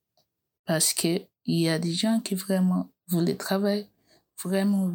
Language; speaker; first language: French; non-native, learner; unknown